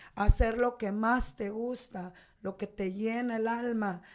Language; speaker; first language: Spanish; native; Spanish